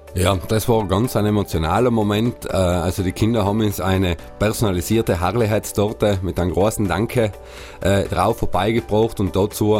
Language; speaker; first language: German; native; German